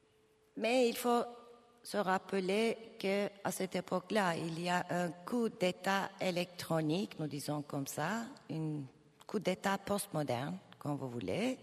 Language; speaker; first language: French; non-native, fluent; Turkish